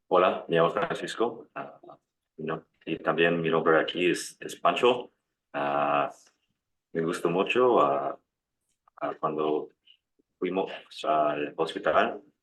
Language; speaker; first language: Spanish; non-native, learner; English